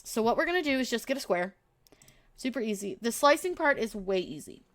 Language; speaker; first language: English; native; English